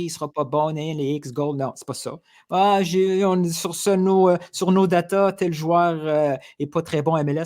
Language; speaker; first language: French; native; French